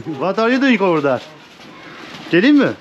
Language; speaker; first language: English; non-native, learner; Turkish